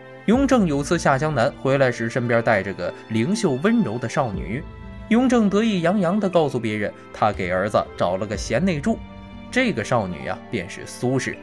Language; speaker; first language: Chinese; native; Chinese